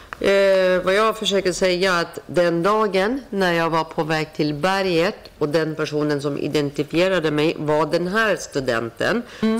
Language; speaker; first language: Swedish; non-native, fluent; Persian